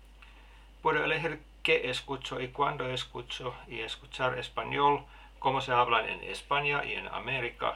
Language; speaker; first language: Spanish; non-native, learner; Finnish